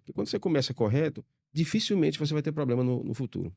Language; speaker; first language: Portuguese; native; Portuguese